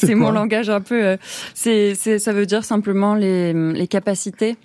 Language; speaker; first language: French; native; French